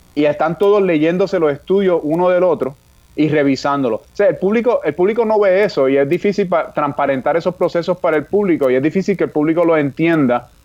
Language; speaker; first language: Spanish; native; Spanish